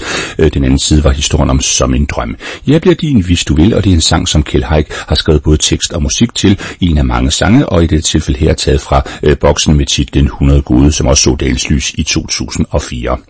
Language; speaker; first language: Danish; native; Danish